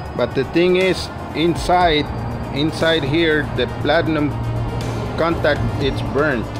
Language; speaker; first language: English; non-native, fluent; Spanish